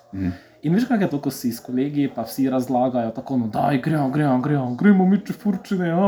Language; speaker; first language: Slovenian; early bilingual, other home language; Serbian